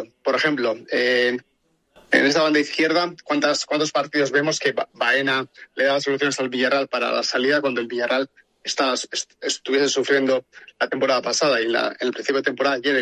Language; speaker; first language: Spanish; native; Spanish